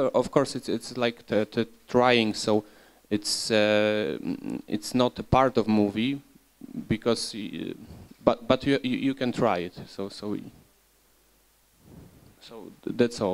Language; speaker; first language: English; non-native, learner; Polish